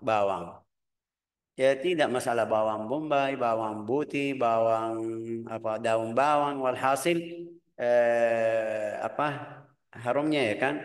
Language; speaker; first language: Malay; non-native, fluent; Arabic